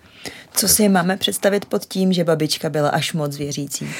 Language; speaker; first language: Czech; native; Czech